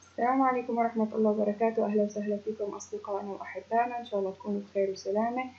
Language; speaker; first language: Arabic; native; Arabic